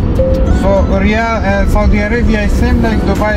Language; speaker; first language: English; non-native, fluent; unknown